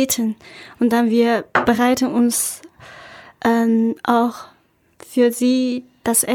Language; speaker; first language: German; non-native, learner; Chinese